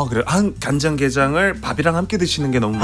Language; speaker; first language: Korean; native; Korean